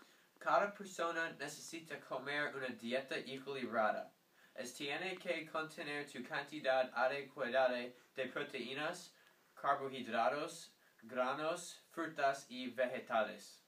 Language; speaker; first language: Spanish; non-native, learner; English